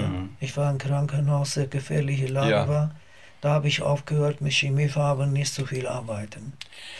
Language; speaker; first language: German; non-native, learner; Azerbaijani